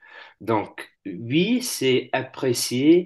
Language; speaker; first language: French; non-native, fluent; English